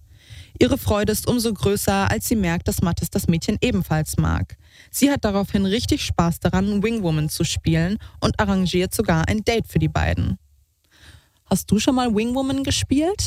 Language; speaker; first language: German; native; German